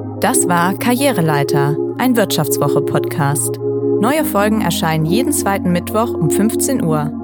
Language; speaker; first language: German; native; German